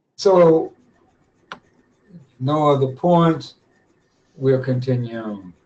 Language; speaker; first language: English; native; English